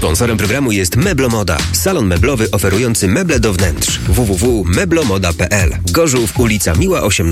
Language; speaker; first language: Polish; native; Polish